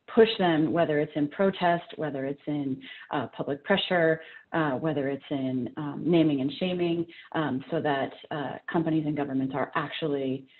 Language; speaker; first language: English; native; English